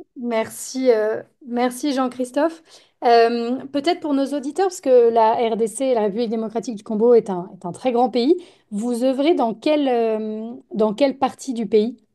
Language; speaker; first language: French; native; French